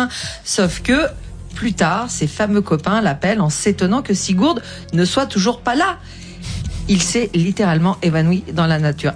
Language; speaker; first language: French; native; French